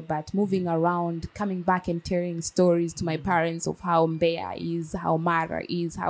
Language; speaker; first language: English; non-native, local second language; Swahili